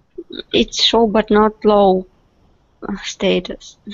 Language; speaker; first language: English; non-native, learner; Russian